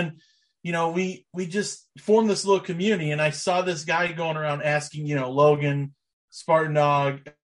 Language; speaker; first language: English; native; English